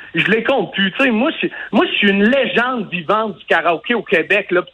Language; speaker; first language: French; native; French